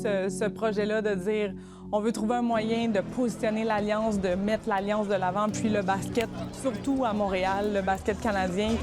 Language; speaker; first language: French; native; French